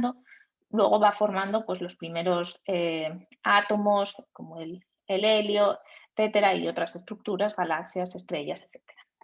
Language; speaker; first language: Spanish; native; Spanish